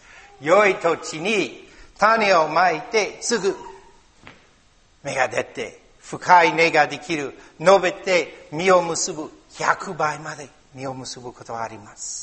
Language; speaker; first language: Japanese; non-native, learner; English